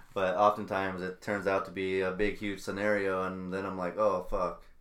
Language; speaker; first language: English; native; English